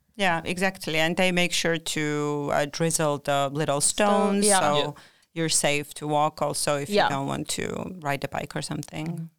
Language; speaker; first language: English; non-native, fluent; Georgian